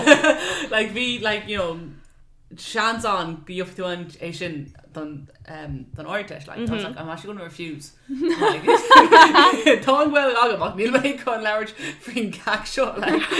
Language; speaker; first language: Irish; non-native, local second language; English